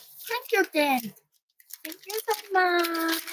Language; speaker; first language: English; non-native, learner; Japanese